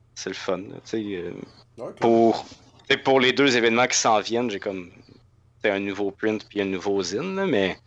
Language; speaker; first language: French; native; French